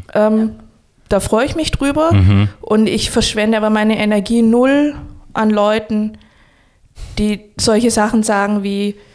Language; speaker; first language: German; native; German